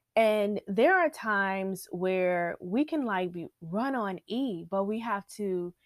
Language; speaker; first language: English; native; English